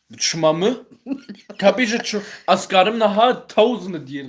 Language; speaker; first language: German; early bilingual, other home language; Kurdish